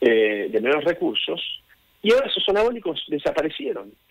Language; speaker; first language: Spanish; native; Spanish